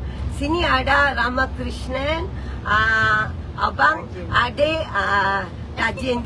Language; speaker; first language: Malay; non-native, local second language; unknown